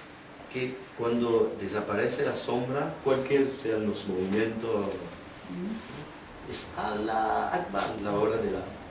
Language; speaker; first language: Spanish; non-native, fluent; French